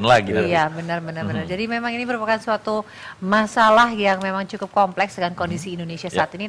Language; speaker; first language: Indonesian; native; Indonesian